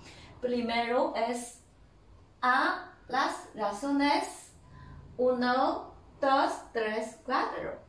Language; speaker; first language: Spanish; non-native, learner; Chinese